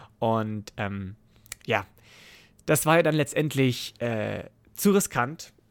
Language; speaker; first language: German; native; German